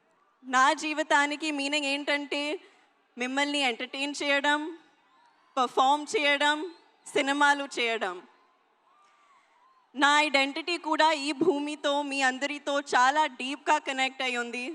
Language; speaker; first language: Telugu; non-native, learner; Hindi